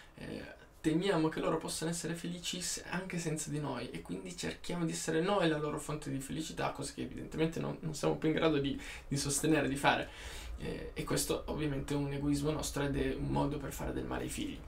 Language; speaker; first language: Italian; native; Italian